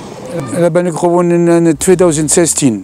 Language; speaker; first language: Dutch; non-native, learner; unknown